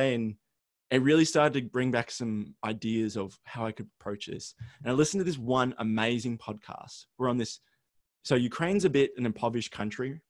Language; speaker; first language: English; early bilingual, other home language; Ukrainian